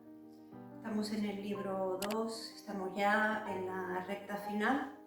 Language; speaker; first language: Spanish; native; Spanish